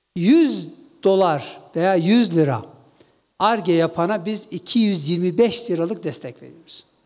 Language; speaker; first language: Turkish; non-native, local second language; Kurdish